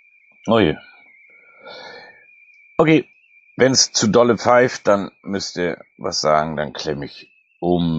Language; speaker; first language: German; native; German